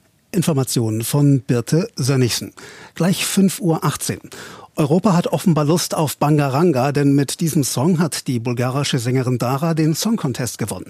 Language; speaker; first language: German; native; German